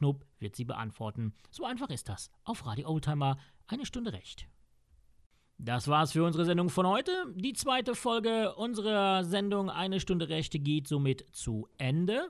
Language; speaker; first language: German; native; German